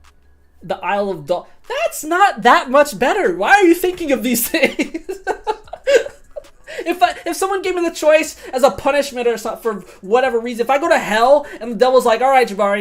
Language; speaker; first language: English; native; English